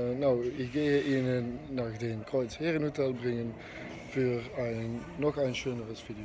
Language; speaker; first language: German; non-native, learner; Dutch